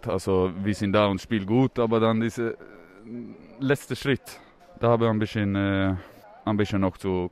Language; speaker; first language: German; non-native, learner; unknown